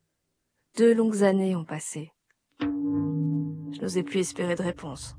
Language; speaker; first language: French; native; French